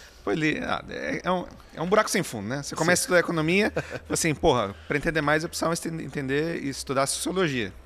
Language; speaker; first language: Portuguese; native; Portuguese